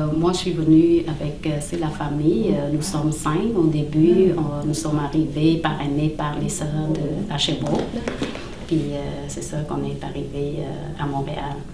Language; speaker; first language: French; non-native, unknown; Khmer